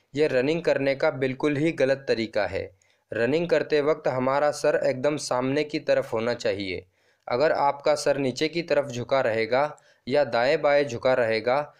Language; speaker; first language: Hindi; non-native, local second language; Marathi